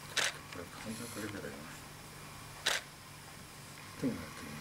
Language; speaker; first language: Japanese; native; Japanese